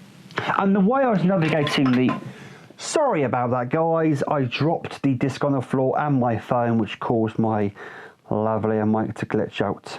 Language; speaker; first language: English; native; English